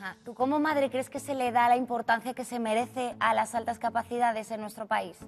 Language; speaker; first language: Spanish; native; Spanish